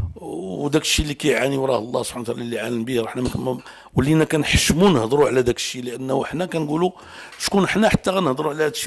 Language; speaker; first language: Arabic; native; Arabic